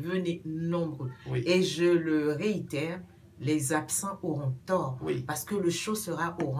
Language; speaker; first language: French; non-native, local second language; Baoulé